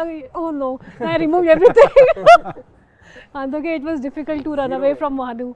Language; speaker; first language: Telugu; non-native, fluent; Hindi